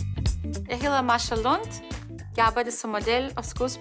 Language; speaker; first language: Danish; early bilingual, heritage; Danish